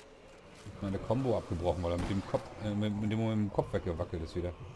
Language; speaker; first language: German; native; German